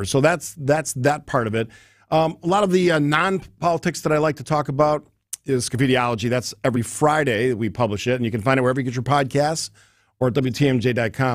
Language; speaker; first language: English; native; English